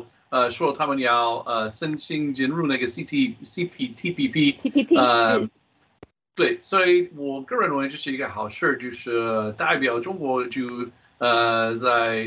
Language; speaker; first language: Chinese; non-native, fluent; English